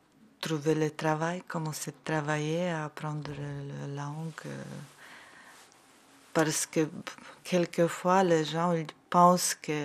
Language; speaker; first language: French; non-native, learner; Ukrainian